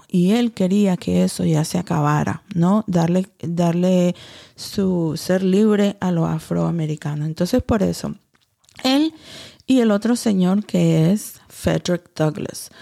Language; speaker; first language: Spanish; early bilingual, heritage; Spanish